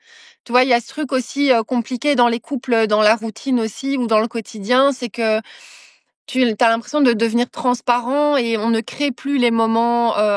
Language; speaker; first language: French; native; French